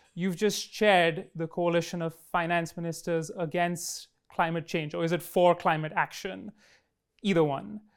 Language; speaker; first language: English; non-native, local second language; Hindi